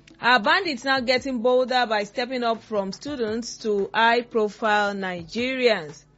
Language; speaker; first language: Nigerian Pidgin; non-native, local second language; Yoruba